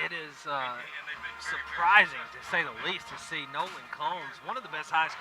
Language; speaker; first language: English; native; English